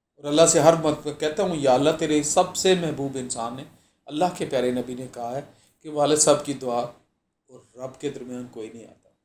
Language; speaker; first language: Urdu; non-native, local second language; Punjabi